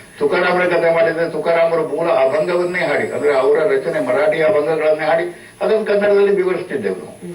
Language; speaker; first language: Kannada; non-native, local second language; Marathi